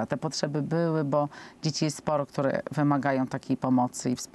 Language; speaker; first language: Polish; native; Polish